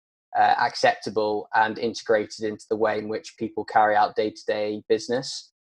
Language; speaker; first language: English; native; English